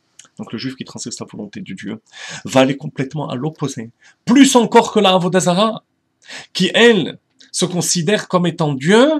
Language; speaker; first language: French; native; French